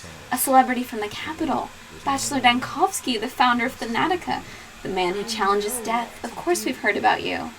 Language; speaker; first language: English; native; English